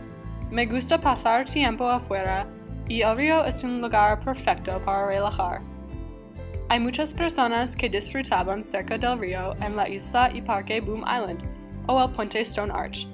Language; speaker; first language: Spanish; non-native, learner; English